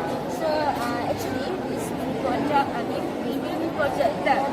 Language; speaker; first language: English; non-native, local second language; Malay